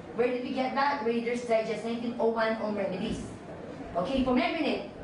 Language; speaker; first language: English; non-native, local second language; Filipino